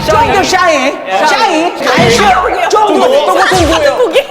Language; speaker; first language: Chinese; non-native, learner; Korean